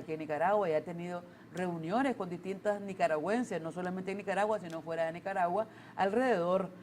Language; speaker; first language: Spanish; native; Spanish